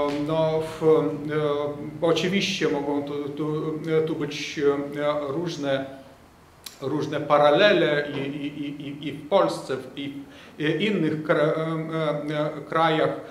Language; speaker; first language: Polish; non-native, fluent; Lithuanian